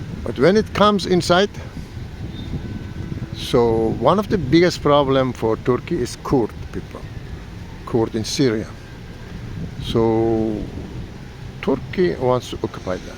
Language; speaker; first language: English; non-native, learner; Persian